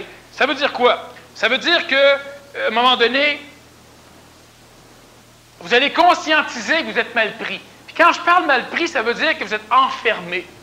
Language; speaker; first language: French; native; French